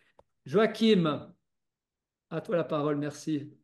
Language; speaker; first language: French; native; French